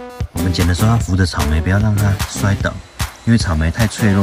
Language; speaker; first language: Chinese; native; Chinese